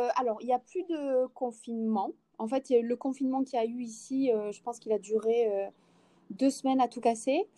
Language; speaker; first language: French; native; French